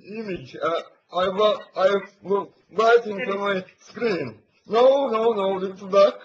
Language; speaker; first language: English; non-native, learner; Latvian